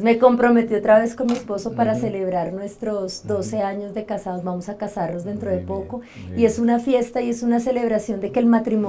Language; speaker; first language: Spanish; native; Spanish